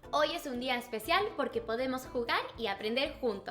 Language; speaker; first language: Spanish; non-native, fluent; English